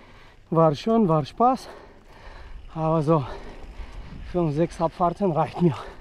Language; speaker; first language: German; non-native, fluent; Polish